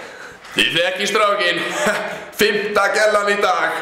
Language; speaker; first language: Icelandic; native; Icelandic